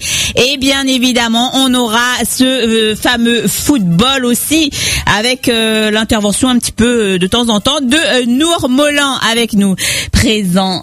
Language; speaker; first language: French; native; French